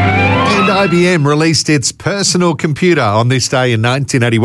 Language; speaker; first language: English; native; English